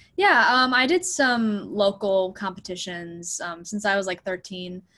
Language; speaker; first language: English; native; English